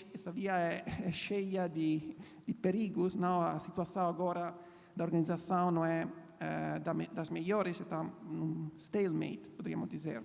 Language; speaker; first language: Portuguese; non-native, fluent; Italian